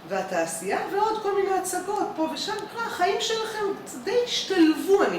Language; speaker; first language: Hebrew; native; Hebrew